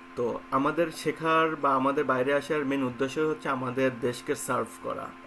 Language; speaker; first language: Bangla; native; Bangla